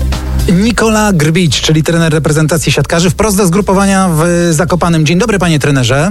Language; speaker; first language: Polish; native; Polish